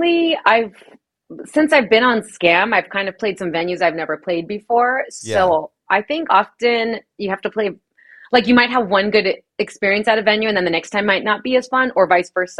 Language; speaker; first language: English; native; English